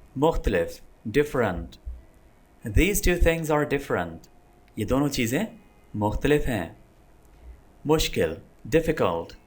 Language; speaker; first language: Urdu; non-native, local second language; Punjabi